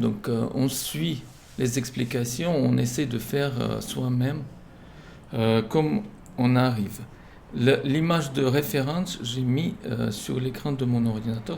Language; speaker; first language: French; non-native, fluent; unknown